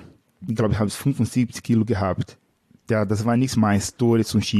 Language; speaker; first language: German; non-native, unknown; Portuguese